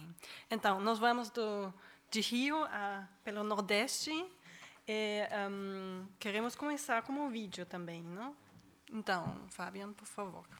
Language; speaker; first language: Portuguese; non-native, fluent; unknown